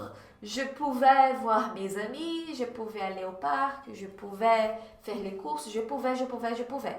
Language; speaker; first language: French; non-native, fluent; Portuguese